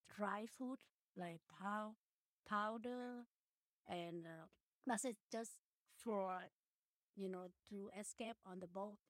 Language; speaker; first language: English; early bilingual, other home language; Vietnamese